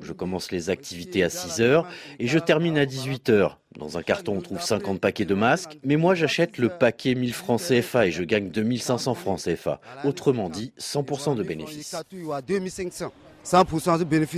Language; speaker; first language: French; non-native, local second language; Sango